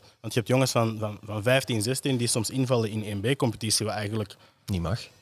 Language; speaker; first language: Dutch; native; Dutch